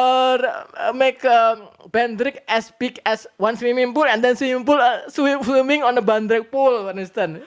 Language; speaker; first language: English; non-native, learner; Indonesian